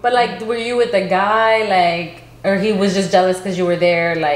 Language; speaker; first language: English; early bilingual, other home language; Spanish